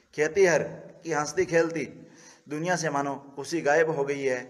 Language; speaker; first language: Hindi; native; Hindi